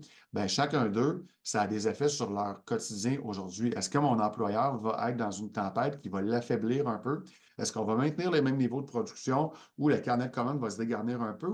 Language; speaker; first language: French; native; French